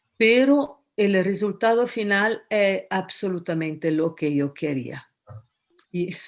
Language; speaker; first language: Spanish; non-native, fluent; Italian